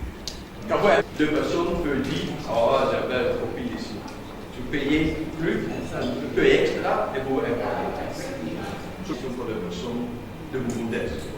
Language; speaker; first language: French; non-native, learner; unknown